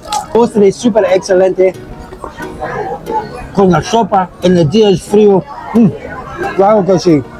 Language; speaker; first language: Spanish; non-native, learner; English